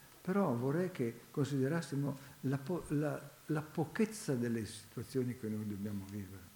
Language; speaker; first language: Italian; native; Italian